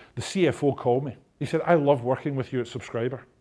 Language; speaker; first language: English; native; English